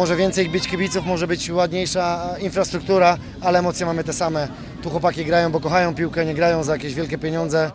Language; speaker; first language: Polish; native; Polish